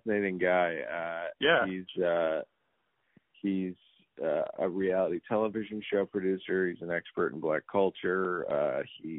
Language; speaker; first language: English; native; English